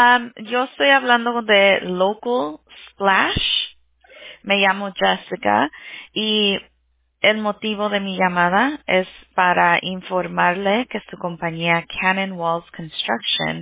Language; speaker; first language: Spanish; early bilingual, heritage; Spanish